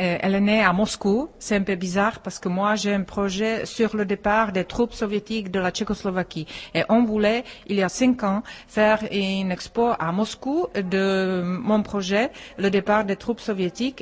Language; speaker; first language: French; non-native, fluent; Czech